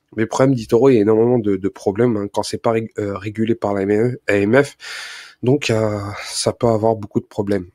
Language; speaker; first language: French; native; French